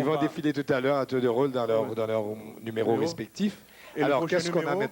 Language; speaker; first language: French; non-native, local second language; Haitian Creole